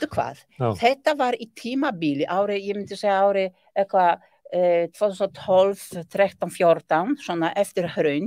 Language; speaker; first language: Icelandic; non-native, learner; Polish